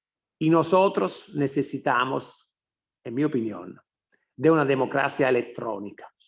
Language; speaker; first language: Spanish; non-native, fluent; Italian